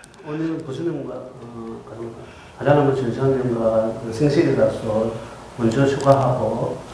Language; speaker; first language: Korean; non-native, learner; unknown